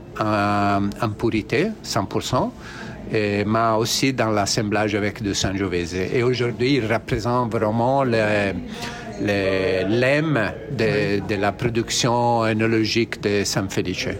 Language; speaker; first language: French; non-native, learner; Italian